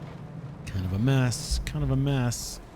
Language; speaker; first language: English; native; English